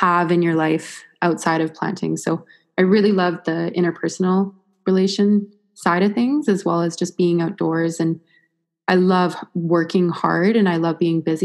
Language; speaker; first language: English; native; English